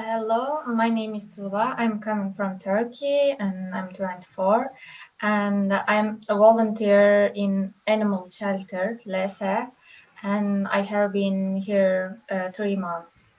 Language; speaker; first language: English; non-native, learner; Turkish